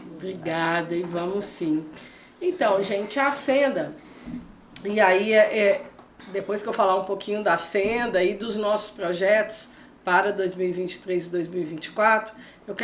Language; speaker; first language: Portuguese; native; Portuguese